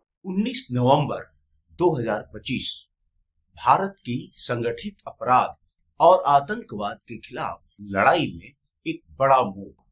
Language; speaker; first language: Hindi; native; Hindi